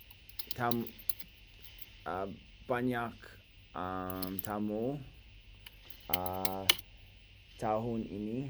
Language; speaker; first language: Indonesian; non-native, learner; English